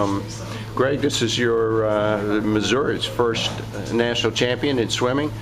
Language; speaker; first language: English; native; English